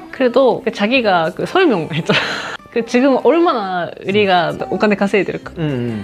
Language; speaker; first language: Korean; non-native, fluent; Japanese